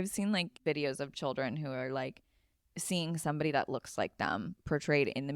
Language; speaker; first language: English; native; English